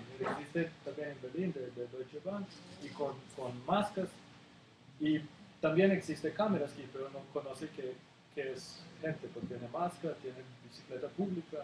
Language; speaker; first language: Spanish; non-native, learner; Serbian